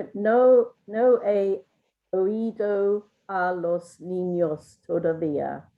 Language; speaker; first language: Spanish; non-native, learner; English